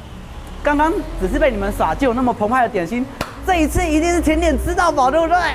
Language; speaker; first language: Chinese; native; Chinese